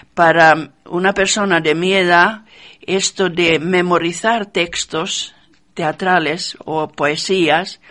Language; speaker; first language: Spanish; non-native, fluent; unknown